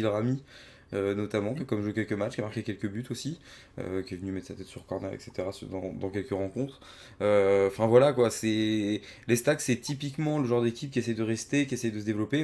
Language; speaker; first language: French; native; French